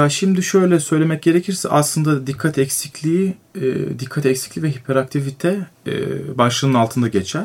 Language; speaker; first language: Turkish; native; Turkish